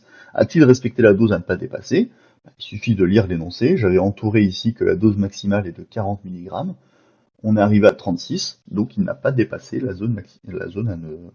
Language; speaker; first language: French; native; French